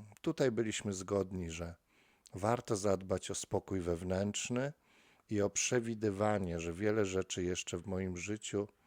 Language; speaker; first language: Polish; native; Polish